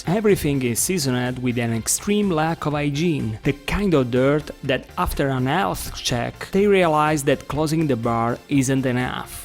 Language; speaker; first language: English; non-native, fluent; Italian